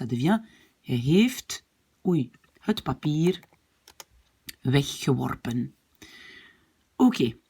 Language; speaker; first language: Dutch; non-native, fluent; French